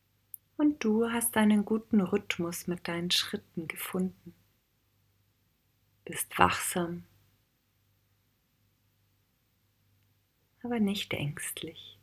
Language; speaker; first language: German; native; German